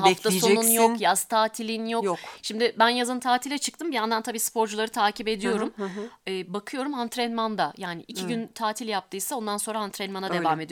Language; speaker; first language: Turkish; native; Turkish